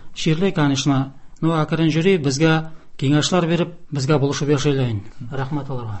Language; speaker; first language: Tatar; native; Tatar